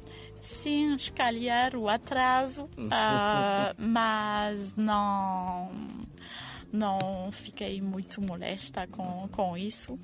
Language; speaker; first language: Portuguese; non-native, fluent; French